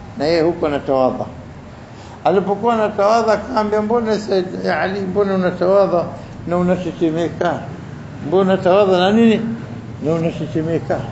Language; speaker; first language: Swahili; native; Swahili